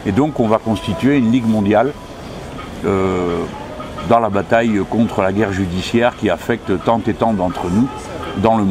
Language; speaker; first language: French; native; French